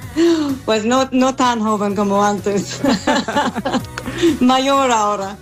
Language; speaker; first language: Spanish; non-native, learner; English